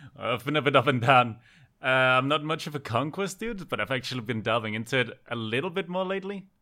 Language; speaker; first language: English; non-native, fluent; Danish